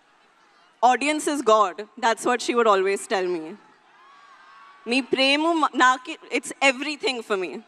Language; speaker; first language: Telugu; non-native, local second language; Hindi